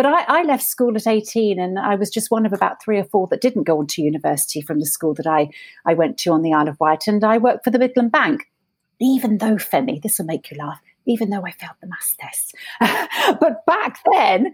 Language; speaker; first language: English; native; English